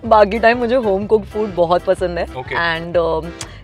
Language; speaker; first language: Hindi; native; Hindi